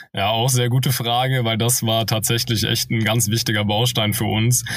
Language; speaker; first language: German; native; German